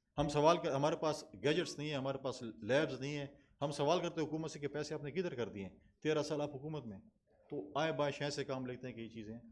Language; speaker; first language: Urdu; non-native, local second language; Pashto